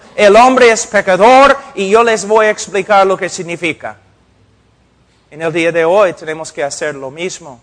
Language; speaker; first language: Spanish; non-native, fluent; English